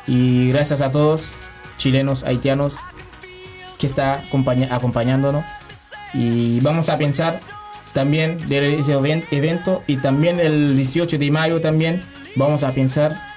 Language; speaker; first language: Spanish; non-native, learner; Haitian Creole